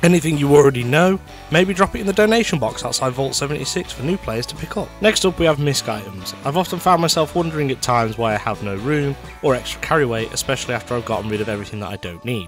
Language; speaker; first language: English; native; English